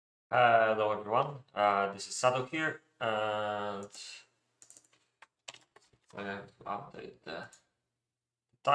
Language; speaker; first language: English; non-native, fluent; Polish